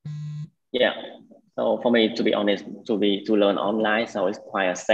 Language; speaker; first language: English; non-native, learner; Vietnamese